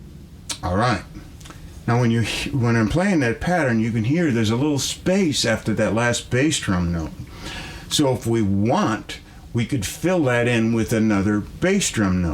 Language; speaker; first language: English; native; English